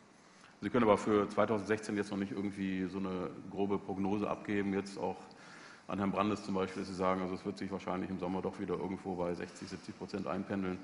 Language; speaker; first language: German; native; German